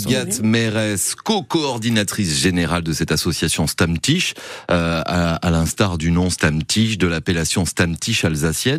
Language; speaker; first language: French; native; French